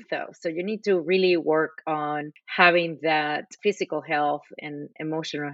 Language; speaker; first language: English; non-native, fluent; Spanish